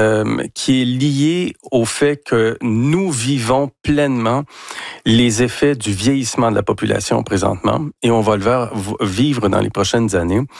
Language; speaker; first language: French; native; French